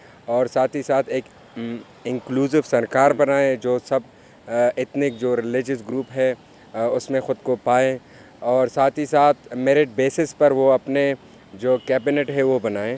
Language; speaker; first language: Hindi; non-native, fluent; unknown